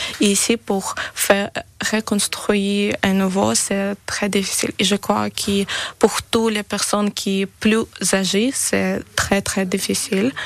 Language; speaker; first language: French; non-native, learner; Ukrainian